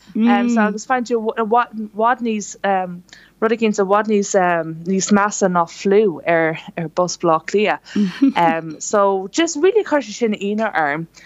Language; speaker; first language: Irish; non-native, local second language; English